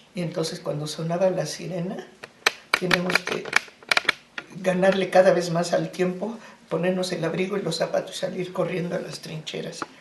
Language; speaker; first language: Spanish; early bilingual, other home language; German